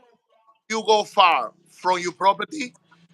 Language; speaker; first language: English; non-native, learner; Spanish